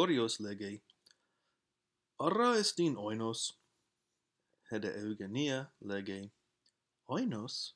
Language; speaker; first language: Greek; non-native, fluent; English